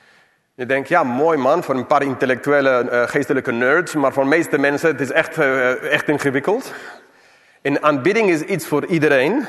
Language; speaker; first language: Dutch; non-native, fluent; English